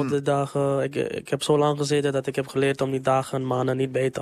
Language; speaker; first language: Dutch; non-native, local second language; English